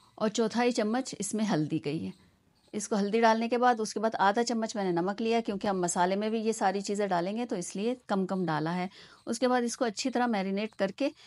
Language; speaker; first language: Hindi; native; Hindi